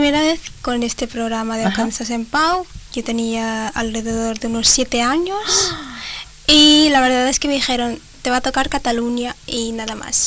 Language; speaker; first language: Spanish; early bilingual, other home language; Arabic